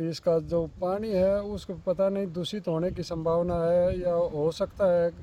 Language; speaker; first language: Hindi; native; Hindi